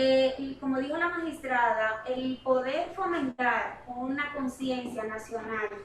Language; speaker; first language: Spanish; native; Spanish